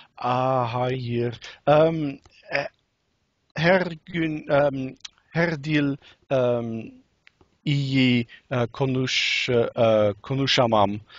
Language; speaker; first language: Turkish; non-native, learner; English